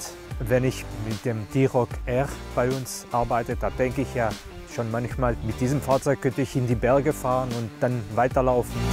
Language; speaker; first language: German; non-native, fluent; Portuguese